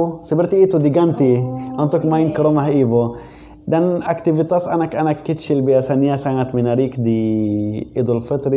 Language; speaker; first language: Indonesian; non-native, learner; Arabic